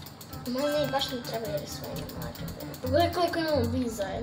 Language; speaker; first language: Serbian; early bilingual, heritage; Serbian